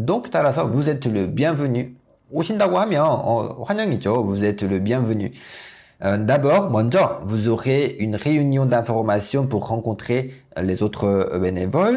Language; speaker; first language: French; non-native, fluent; Korean